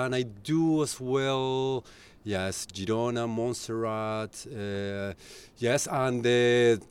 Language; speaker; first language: English; non-native, fluent; Spanish